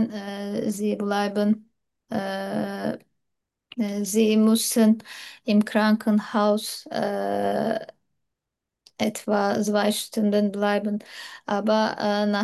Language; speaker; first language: German; non-native, learner; Turkish